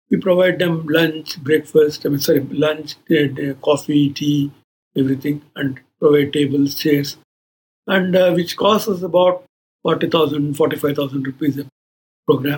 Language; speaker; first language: English; non-native, local second language; Kannada